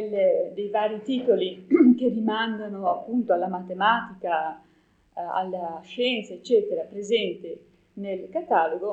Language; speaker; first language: Italian; native; Italian